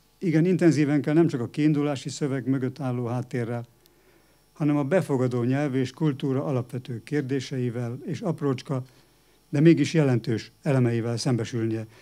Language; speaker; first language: Hungarian; native; Hungarian